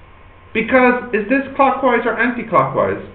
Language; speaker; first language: English; native; English